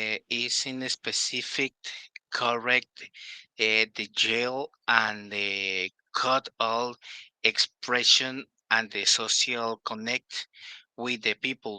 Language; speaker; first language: English; non-native, learner; Spanish